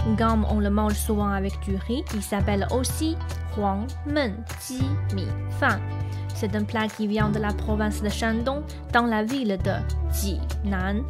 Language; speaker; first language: French; non-native, fluent; Chinese